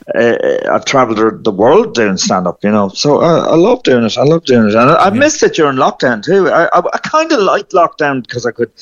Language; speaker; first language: English; native; English